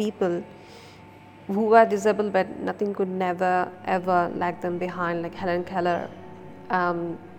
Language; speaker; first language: English; non-native, local second language; Bangla